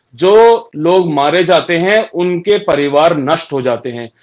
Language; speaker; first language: Hindi; native; Hindi